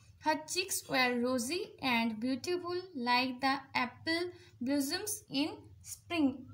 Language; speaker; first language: English; non-native, local second language; Bangla